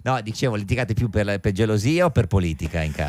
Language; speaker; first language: Italian; native; Italian